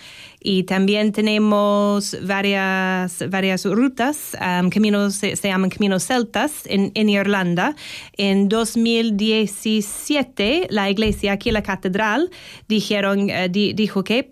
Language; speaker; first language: Spanish; non-native, fluent; English